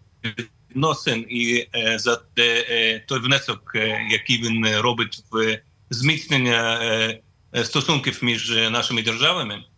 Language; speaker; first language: Ukrainian; non-native, fluent; Russian